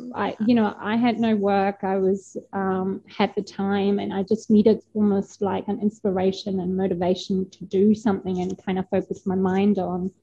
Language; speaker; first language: English; non-native, fluent; German